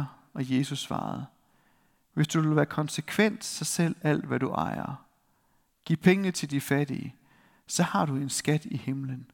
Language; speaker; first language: Danish; native; Danish